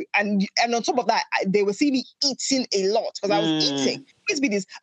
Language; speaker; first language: English; non-native, local second language; Yoruba